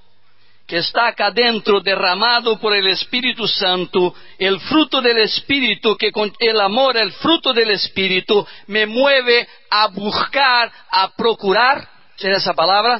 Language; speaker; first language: Spanish; non-native, learner; Portuguese